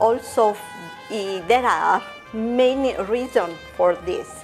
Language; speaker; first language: English; non-native, fluent; Italian